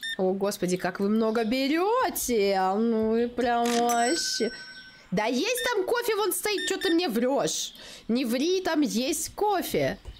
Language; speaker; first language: Russian; native; Russian